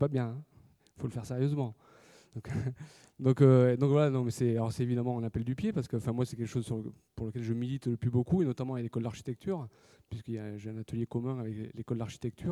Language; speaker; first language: French; native; French